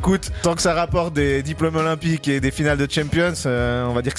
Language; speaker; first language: French; native; French